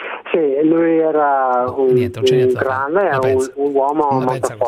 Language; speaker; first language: Italian; non-native, learner; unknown